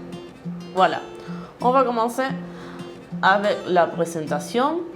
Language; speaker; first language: French; non-native, fluent; Spanish